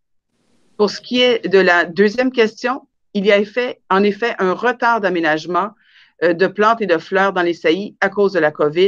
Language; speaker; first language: French; native; French